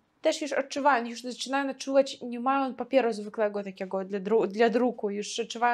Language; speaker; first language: Polish; non-native, fluent; Russian